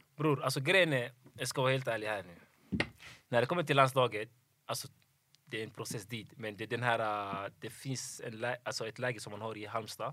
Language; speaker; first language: Swedish; early bilingual, other home language; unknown